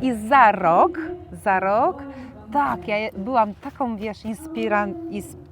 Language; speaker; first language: Polish; non-native, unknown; Romanian